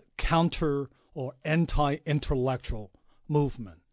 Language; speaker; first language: English; non-native, fluent; Chinese